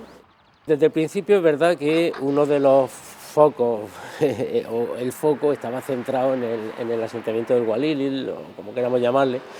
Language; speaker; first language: Spanish; native; Spanish